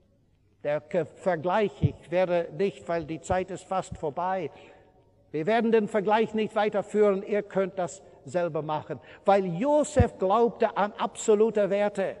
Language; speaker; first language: German; non-native, fluent; English